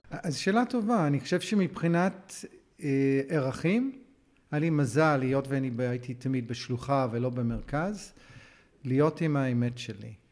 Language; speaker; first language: Hebrew; non-native, fluent; English